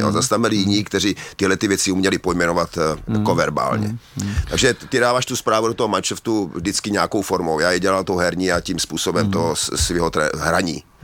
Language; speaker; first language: Czech; native; Czech